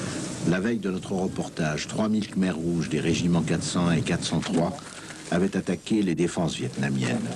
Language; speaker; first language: French; native; French